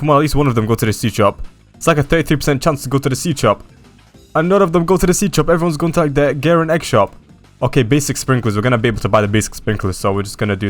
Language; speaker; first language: English; native; English